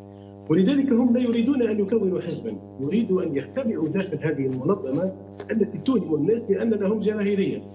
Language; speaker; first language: Arabic; native; Arabic